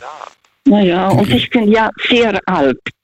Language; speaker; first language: German; early bilingual, heritage; Russian